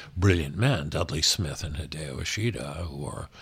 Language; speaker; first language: English; native; English